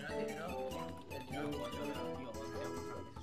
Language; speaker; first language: Spanish; native; Spanish